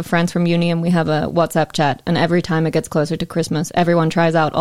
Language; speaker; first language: English; native; English